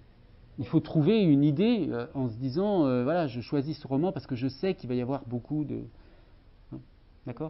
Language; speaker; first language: French; native; French